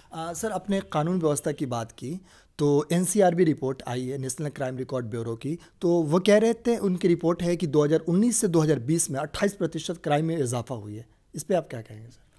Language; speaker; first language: Hindi; native; Hindi